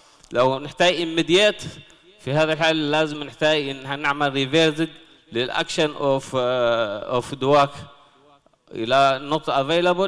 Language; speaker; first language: Arabic; native; Arabic